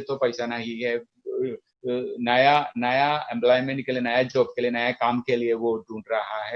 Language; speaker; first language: Hindi; non-native, local second language; Malayalam